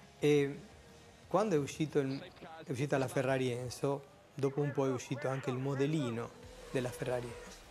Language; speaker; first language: Italian; non-native, fluent; Spanish